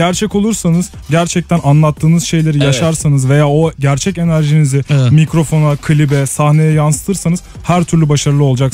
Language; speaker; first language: Turkish; native; Turkish